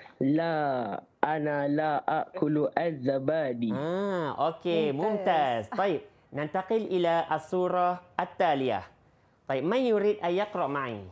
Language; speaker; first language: Arabic; non-native, fluent; Malay